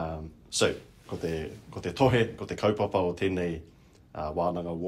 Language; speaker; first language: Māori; non-native, local second language; English